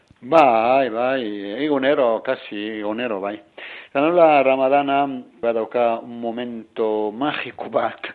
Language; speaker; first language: Basque; non-native, learner; Arabic